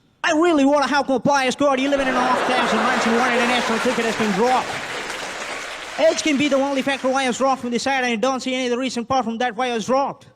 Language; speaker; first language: English; non-native, local second language; Tamil